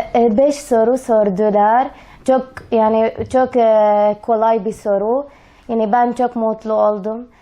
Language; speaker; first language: Turkish; early bilingual, other home language; Arabic